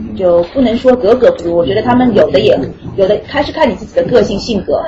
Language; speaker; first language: Chinese; native; Chinese